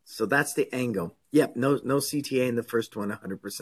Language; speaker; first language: English; native; English